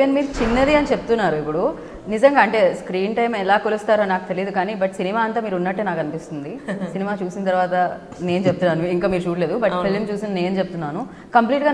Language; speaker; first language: Telugu; native; Telugu